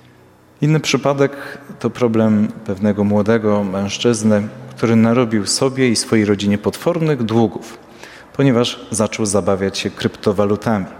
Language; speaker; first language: Polish; native; Polish